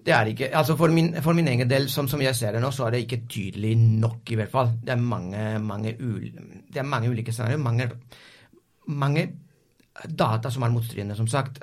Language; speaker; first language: Norwegian; non-native, fluent; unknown